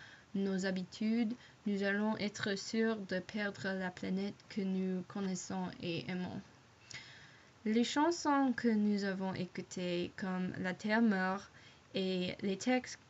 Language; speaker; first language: French; non-native, learner; English